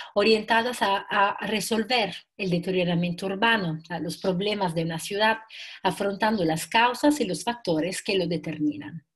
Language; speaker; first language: Spanish; non-native, fluent; Italian